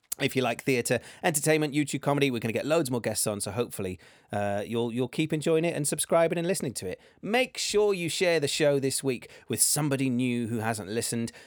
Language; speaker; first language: English; native; English